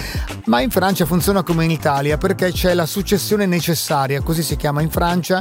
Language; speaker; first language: Italian; native; Italian